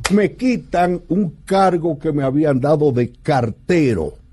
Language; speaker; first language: Spanish; native; Spanish